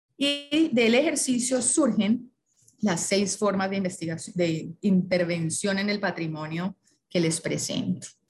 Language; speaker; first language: Spanish; native; Spanish